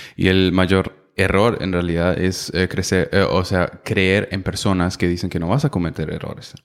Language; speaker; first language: Spanish; non-native, fluent; German